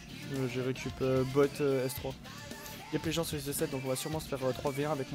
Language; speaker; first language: French; native; French